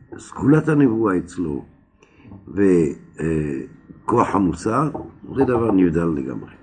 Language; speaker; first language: Hebrew; non-native, fluent; French